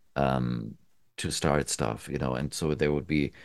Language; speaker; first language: English; non-native, fluent; German